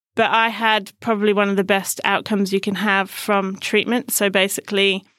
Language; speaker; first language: English; native; English